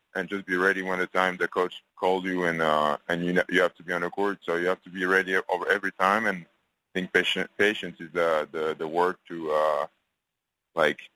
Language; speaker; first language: English; non-native, fluent; French